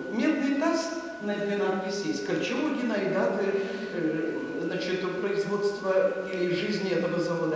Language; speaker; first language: Russian; native; Russian